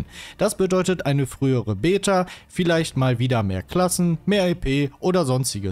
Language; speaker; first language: German; native; German